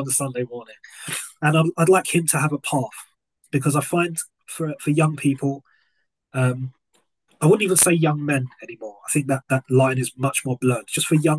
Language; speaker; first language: English; native; English